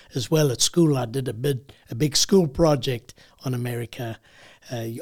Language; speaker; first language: English; native; English